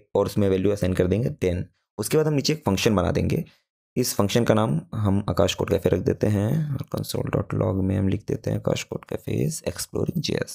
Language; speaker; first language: Hindi; native; Hindi